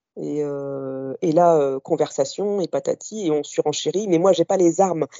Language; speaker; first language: French; early bilingual, other home language; Kabyle